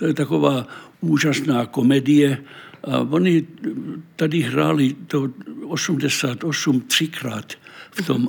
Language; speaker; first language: Czech; non-native, fluent; Finnish